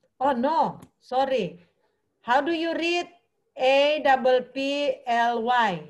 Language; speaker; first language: English; non-native, fluent; Indonesian